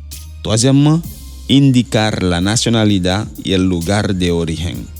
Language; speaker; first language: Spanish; non-native, fluent; Haitian Creole